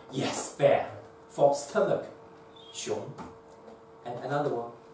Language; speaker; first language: English; non-native, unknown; Chinese